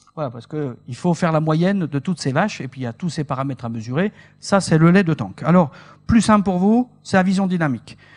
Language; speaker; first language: French; native; French